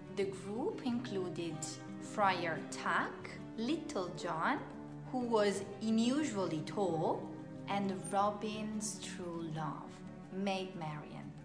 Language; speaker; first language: English; non-native, fluent; Italian